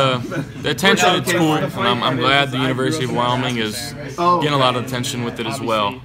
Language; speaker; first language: English; native; English